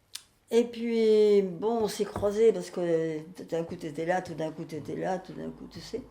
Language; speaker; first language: French; native; French